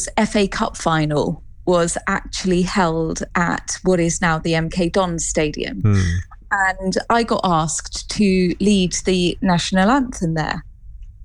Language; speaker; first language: English; native; English